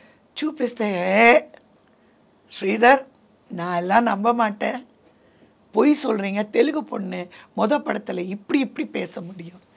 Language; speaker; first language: Tamil; non-native, local second language; Telugu